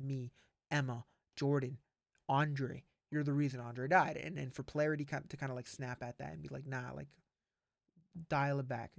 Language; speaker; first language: English; native; English